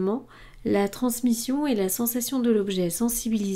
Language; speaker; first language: French; native; French